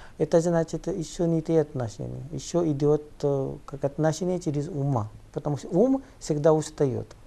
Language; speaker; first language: Russian; non-native, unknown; Punjabi